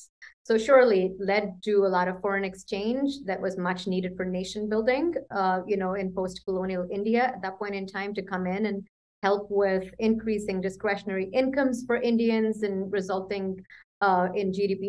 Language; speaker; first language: English; non-native, local second language; Punjabi